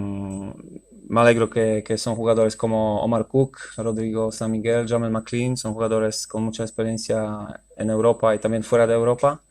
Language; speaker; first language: Spanish; non-native, fluent; Polish